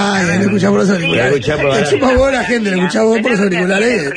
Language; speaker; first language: Spanish; native; Spanish